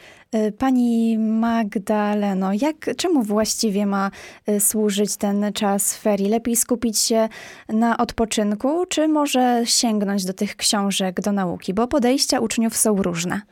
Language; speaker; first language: Polish; native; Polish